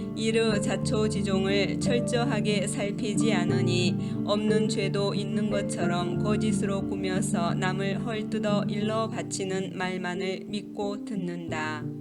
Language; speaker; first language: Korean; native; Korean